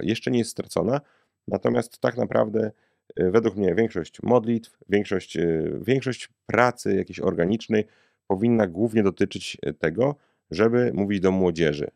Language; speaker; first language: Polish; native; Polish